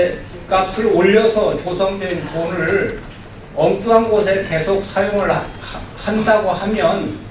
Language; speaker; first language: Korean; native; Korean